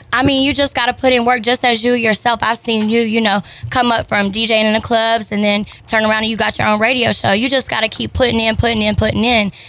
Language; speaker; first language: English; native; English